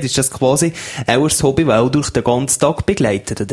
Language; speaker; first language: German; native; German